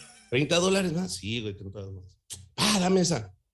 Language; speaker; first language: Spanish; early bilingual, heritage; Spanish